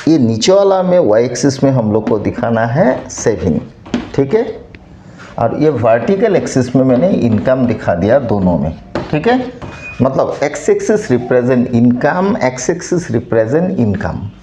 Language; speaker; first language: Hindi; non-native, local second language; Assamese